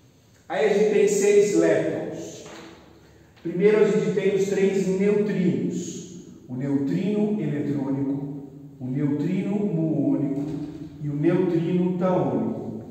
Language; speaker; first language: Portuguese; native; Portuguese